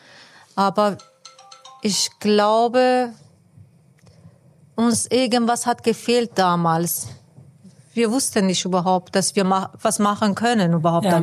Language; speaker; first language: German; non-native, fluent; Persian